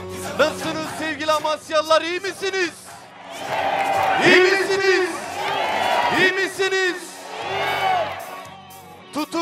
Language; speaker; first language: Turkish; native; Turkish